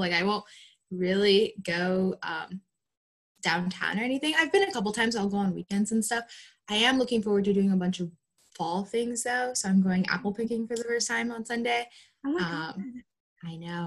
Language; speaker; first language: English; native; English